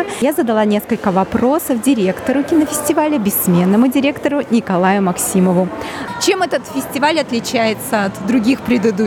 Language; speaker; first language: Russian; native; Russian